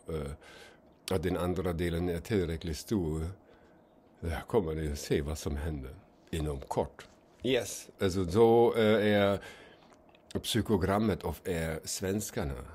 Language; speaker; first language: Swedish; non-native, fluent; German